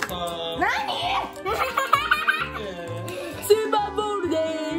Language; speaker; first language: Japanese; native; Japanese